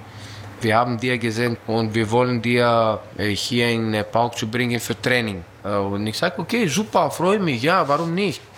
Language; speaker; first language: German; non-native, learner; Greek